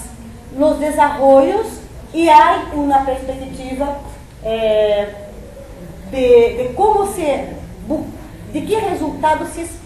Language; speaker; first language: Spanish; non-native, fluent; Portuguese